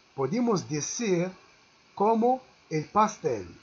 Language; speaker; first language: Spanish; non-native, learner; Arabic